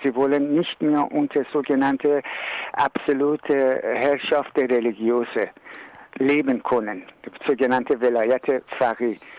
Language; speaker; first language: German; non-native, learner; Persian